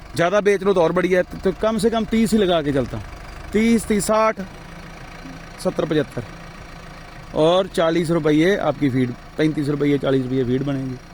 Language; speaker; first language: Hindi; non-native, local second language; Punjabi